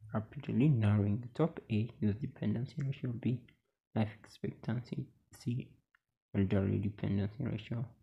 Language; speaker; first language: English; non-native, local second language; Amharic